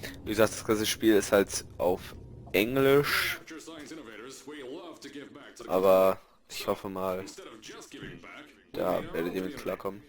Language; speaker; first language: German; native; German